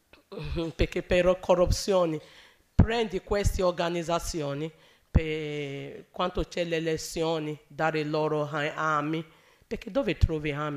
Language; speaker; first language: Italian; non-native, learner; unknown